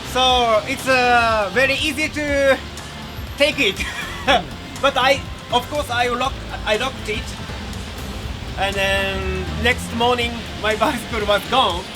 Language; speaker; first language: English; non-native, learner; Japanese